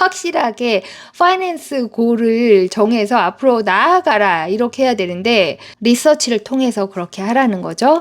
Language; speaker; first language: Korean; native; Korean